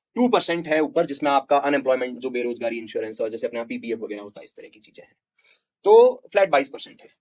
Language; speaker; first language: Hindi; non-native, local second language; Rajasthani